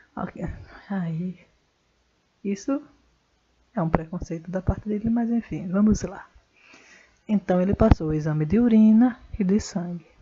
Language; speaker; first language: Portuguese; native; Portuguese